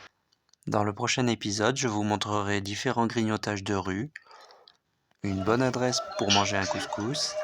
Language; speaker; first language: French; native; French